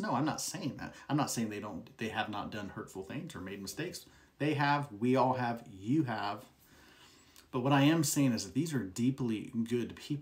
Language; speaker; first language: English; native; English